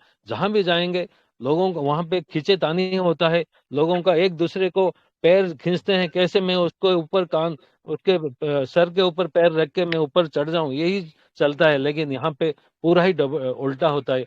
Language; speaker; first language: Hindi; non-native, local second language; Odia